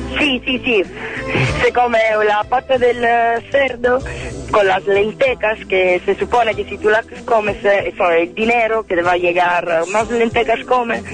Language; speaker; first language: Spanish; non-native, fluent; Italian